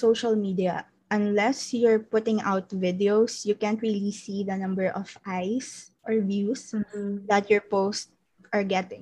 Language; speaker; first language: English; non-native, local second language; Filipino